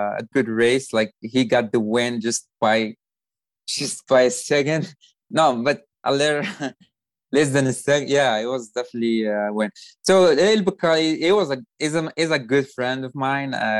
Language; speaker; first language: English; non-native, fluent; Arabic